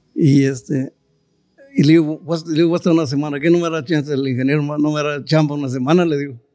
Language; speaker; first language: Spanish; native; Spanish